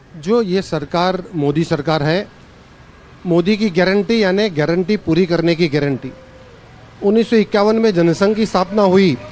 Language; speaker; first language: Hindi; non-native, local second language; Gujarati